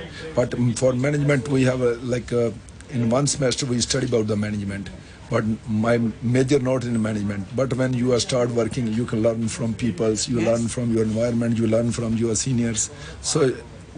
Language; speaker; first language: English; non-native, local second language; Punjabi